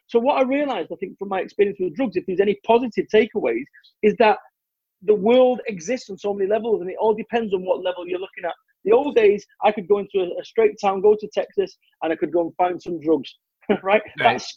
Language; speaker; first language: English; native; English